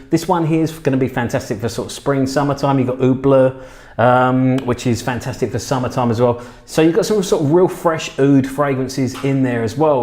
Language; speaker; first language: English; native; English